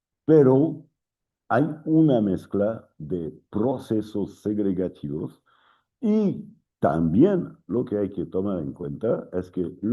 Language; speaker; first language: Spanish; non-native, fluent; French